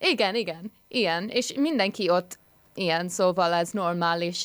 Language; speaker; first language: Hungarian; early bilingual, heritage; English